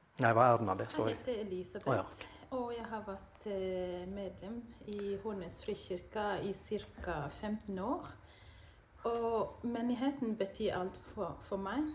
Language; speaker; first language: Norwegian; non-native, fluent; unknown